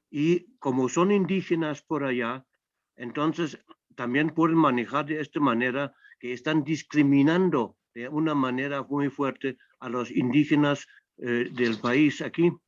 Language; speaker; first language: Spanish; non-native, fluent; German